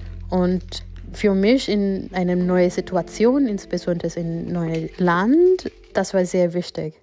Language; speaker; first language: German; non-native, fluent; Gujarati